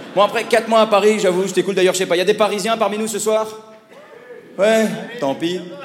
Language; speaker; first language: French; native; French